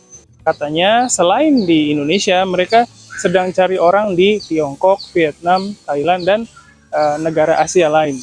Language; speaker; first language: Indonesian; native; Indonesian